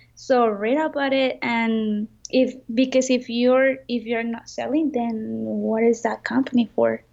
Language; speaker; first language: English; non-native, fluent; Spanish